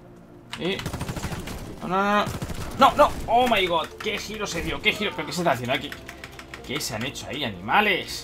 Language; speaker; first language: Spanish; native; Spanish